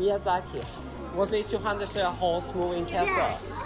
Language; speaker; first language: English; non-native, fluent; Turkish